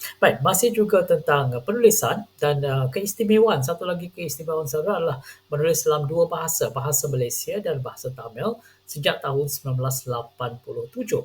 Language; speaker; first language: Malay; non-native, local second language; Tamil